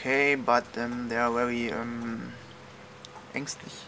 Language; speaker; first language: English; non-native, learner; German